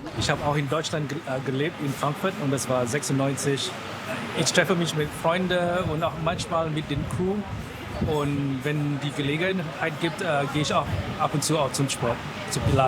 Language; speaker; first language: German; non-native, fluent; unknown